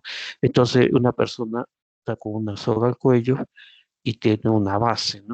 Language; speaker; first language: Spanish; native; Spanish